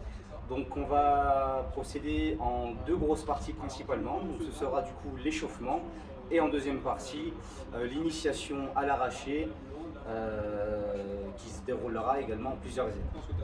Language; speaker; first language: French; native; French